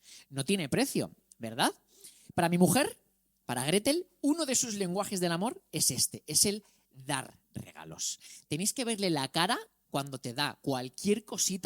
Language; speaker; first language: Spanish; native; Spanish